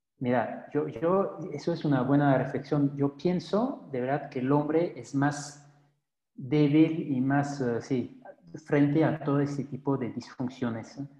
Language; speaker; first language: Spanish; non-native, fluent; French